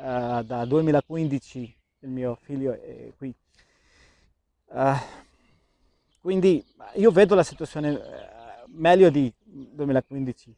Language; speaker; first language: Italian; non-native, learner; Urdu